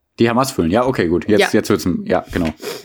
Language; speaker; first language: German; native; German